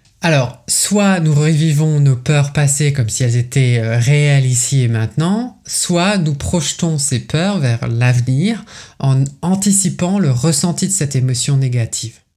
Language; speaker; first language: French; native; French